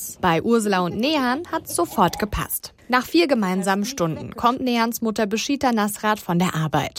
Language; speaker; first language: German; native; German